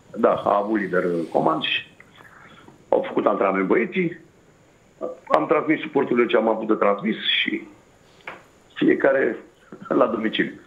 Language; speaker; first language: Romanian; native; Romanian